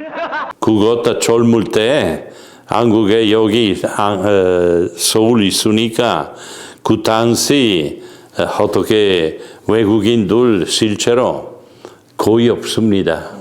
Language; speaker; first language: Korean; non-native, fluent; Italian